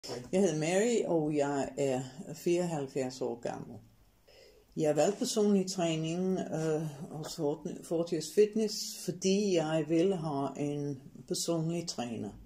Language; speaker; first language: Danish; non-native, fluent; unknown